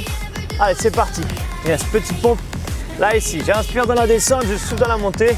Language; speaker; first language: French; native; French